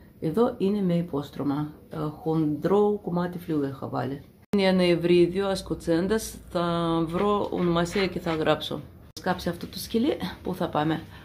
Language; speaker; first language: Greek; non-native, fluent; Russian